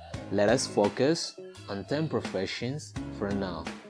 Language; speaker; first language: English; non-native, fluent; Portuguese